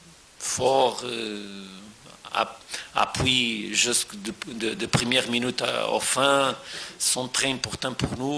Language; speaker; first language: French; non-native, fluent; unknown